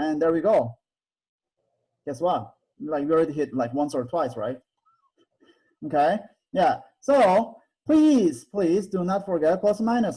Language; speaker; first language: English; non-native, fluent; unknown